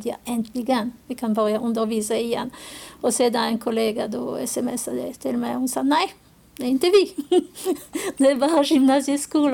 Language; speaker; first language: Swedish; non-native, fluent; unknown